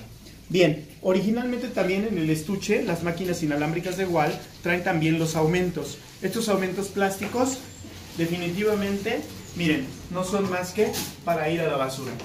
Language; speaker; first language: Spanish; native; Spanish